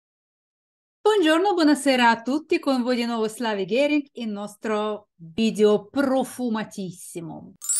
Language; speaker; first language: Italian; non-native, fluent; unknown